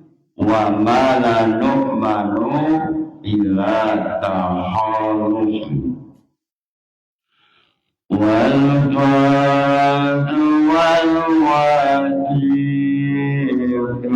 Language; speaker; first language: Arabic; non-native, fluent; Indonesian